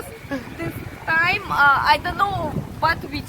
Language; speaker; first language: English; non-native, learner; Russian